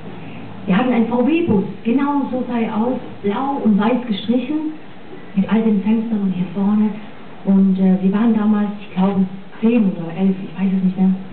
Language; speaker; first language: German; non-native, fluent; English